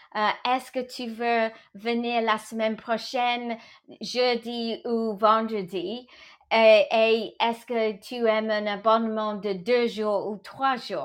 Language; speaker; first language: French; non-native, fluent; English